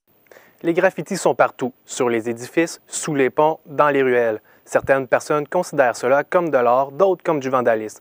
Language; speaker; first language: French; native; French